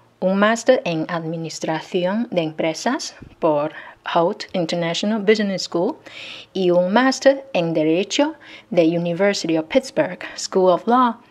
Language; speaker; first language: Spanish; non-native, fluent; Chinese